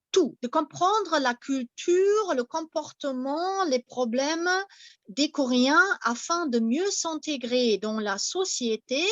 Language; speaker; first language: French; non-native, fluent; German